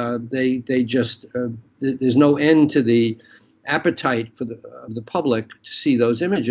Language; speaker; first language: English; native; English